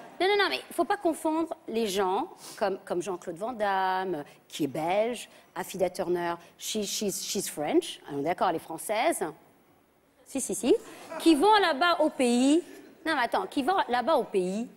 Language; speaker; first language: French; early bilingual, other home language; English